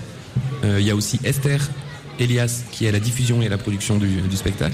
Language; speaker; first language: French; native; French